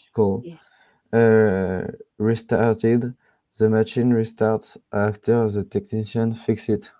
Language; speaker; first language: English; non-native, learner; French